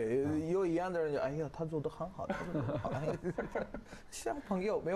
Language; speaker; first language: Chinese; non-native, learner; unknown